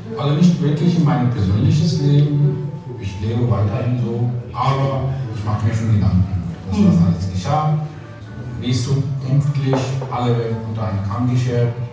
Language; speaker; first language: German; non-native, fluent; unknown